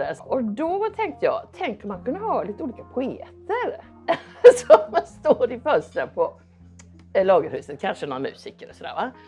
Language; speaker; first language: Swedish; native; Swedish